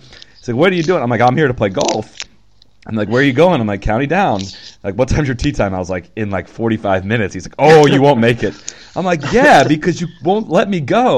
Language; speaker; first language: English; native; English